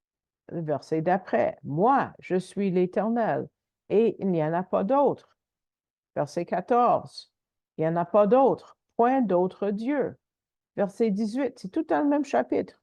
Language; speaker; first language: French; native; French